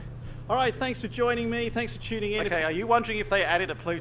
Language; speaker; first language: English; native; English